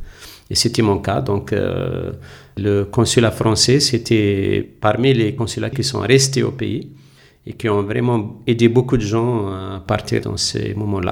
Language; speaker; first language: French; non-native, local second language; Arabic